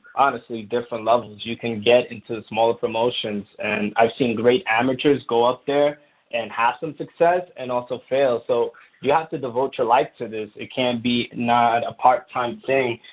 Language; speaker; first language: English; non-native, fluent; Spanish